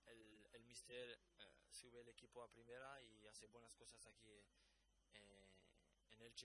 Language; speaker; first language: Spanish; non-native, fluent; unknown